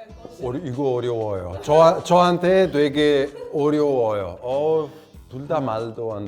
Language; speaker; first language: Korean; non-native, fluent; Italian